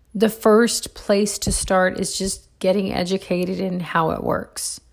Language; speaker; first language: English; early bilingual, other home language; Spanish